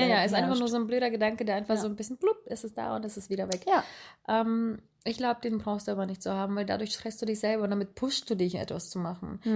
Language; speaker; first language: German; native; German